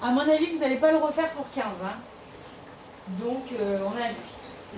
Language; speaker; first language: French; native; French